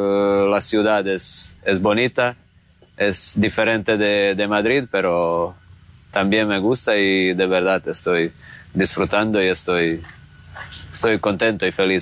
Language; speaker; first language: Spanish; non-native, fluent; Croatian